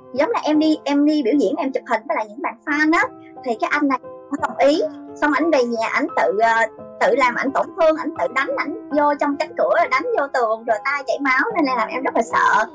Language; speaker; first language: Vietnamese; native; Vietnamese